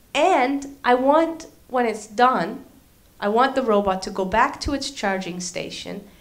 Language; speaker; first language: English; native; English